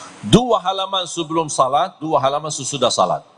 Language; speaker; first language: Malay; non-native, fluent; Arabic